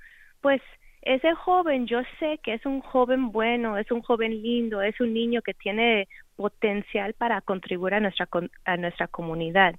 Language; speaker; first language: Spanish; native; Spanish